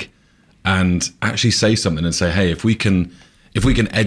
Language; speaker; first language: English; native; English